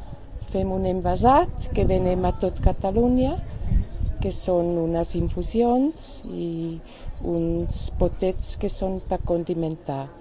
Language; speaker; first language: Catalan; non-native, fluent; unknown